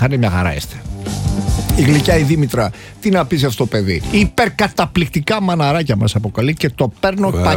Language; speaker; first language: Greek; native; Greek